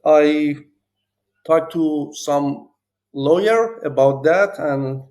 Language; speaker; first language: English; non-native, learner; Persian